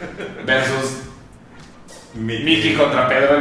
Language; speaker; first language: Spanish; native; Spanish